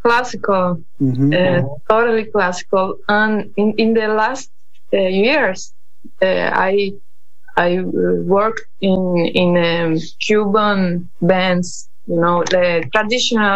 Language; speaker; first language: English; non-native, learner; Spanish